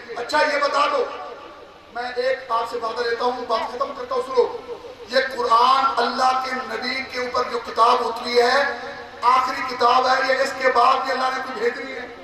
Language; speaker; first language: Urdu; non-native, local second language; Saraiki